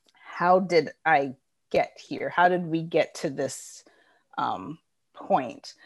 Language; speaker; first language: English; early bilingual, other home language; Ganda